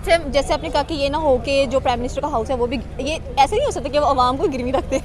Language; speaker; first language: Urdu; native; Urdu